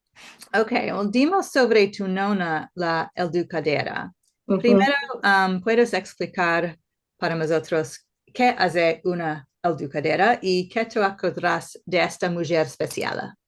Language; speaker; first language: Spanish; non-native, learner; English